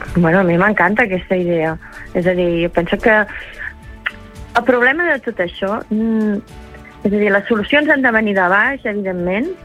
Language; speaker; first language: Catalan; native; Catalan